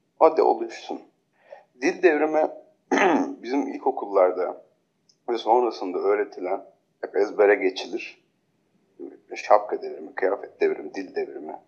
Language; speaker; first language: Turkish; native; Turkish